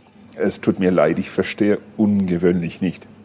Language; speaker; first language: German; non-native, learner; English